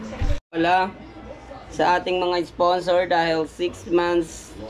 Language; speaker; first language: Filipino; native; Filipino